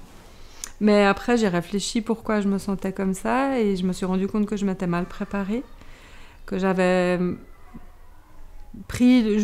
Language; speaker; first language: French; native; French